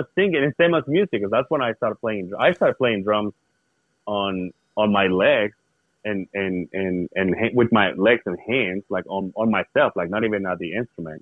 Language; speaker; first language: English; non-native, fluent; Spanish